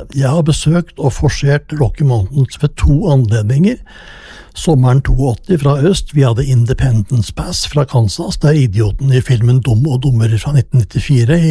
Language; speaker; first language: Norwegian; native; Norwegian